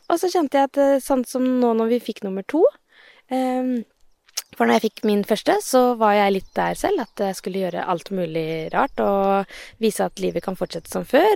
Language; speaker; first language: Norwegian; native; Norwegian